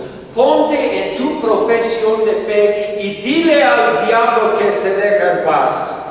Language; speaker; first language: Spanish; non-native, fluent; English